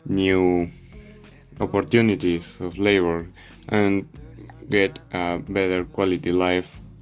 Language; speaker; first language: English; non-native, learner; Spanish